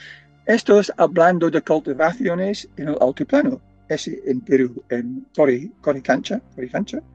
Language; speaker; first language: Spanish; non-native, fluent; English